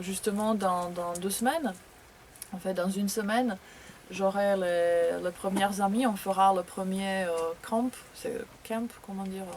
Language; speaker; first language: French; non-native, fluent; Croatian